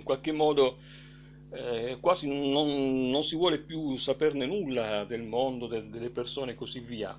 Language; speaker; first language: Italian; native; Italian